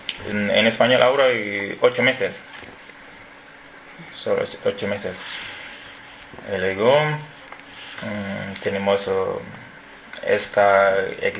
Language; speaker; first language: Spanish; non-native, learner; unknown